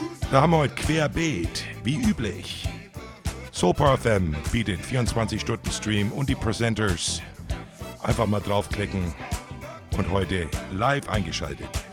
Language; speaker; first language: German; native; German